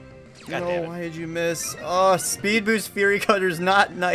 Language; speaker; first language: English; native; English